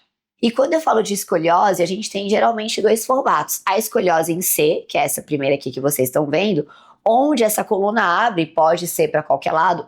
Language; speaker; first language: Portuguese; native; Portuguese